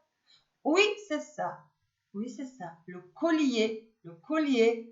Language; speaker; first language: French; non-native, fluent; Macedonian